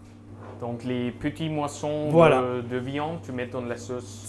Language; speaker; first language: French; non-native, fluent; German